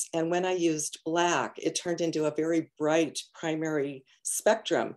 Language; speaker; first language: English; native; English